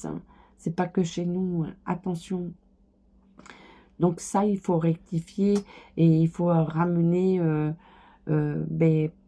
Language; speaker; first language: French; native; French